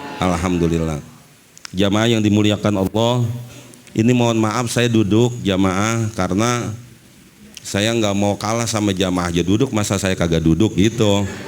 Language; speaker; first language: Indonesian; native; Indonesian